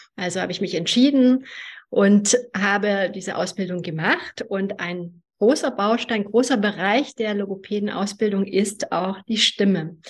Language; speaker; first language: German; early bilingual, other home language; Hungarian